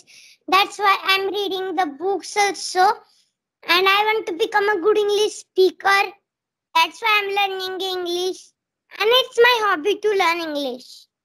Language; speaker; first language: English; non-native, learner; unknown